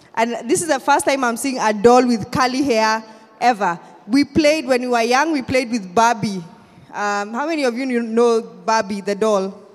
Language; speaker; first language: English; non-native, local second language; Kikuyu